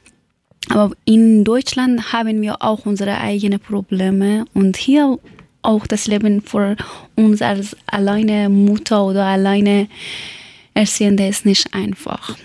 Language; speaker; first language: German; non-native, learner; Persian